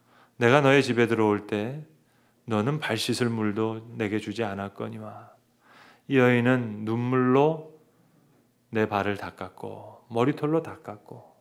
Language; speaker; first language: Korean; native; Korean